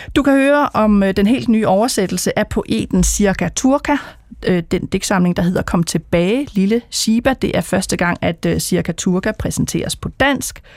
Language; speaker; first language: Danish; native; Danish